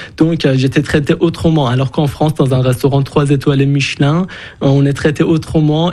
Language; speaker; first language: French; non-native, fluent; Persian